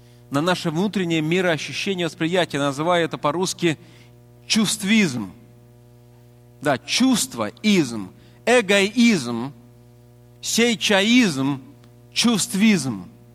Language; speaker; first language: Russian; native; Russian